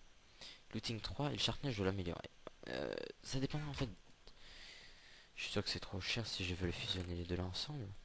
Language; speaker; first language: French; native; French